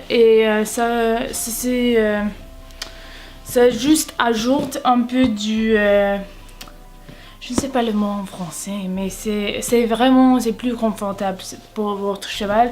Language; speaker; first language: French; non-native, learner; English